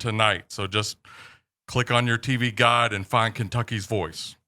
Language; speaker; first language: English; native; English